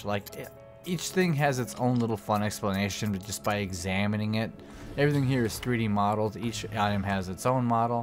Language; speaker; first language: English; native; English